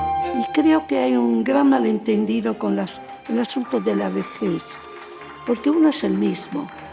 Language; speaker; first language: Spanish; native; Spanish